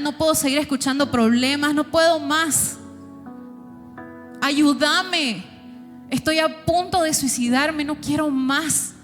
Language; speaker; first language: Spanish; native; Spanish